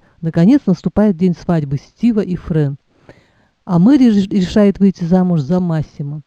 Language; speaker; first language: Russian; native; Russian